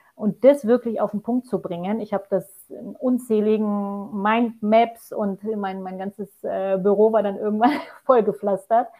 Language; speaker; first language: German; non-native, fluent; Polish